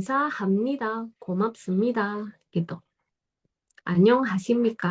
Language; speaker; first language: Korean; non-native, fluent; Indonesian